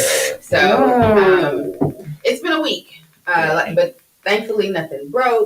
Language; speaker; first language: English; native; English